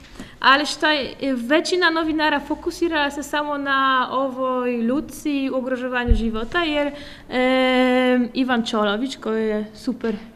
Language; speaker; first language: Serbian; non-native, fluent; Polish